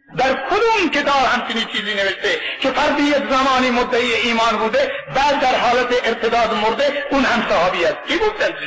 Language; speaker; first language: Persian; non-native, local second language; Baluchi